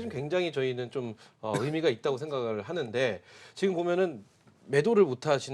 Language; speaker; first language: Korean; native; Korean